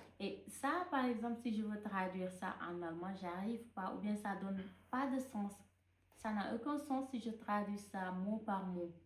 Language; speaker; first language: French; non-native, local second language; Wolof